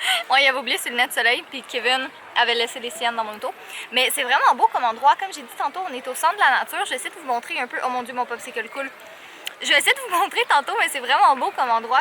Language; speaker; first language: French; native; French